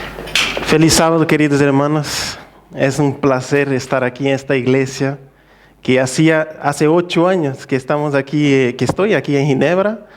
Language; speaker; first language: Spanish; non-native, fluent; Portuguese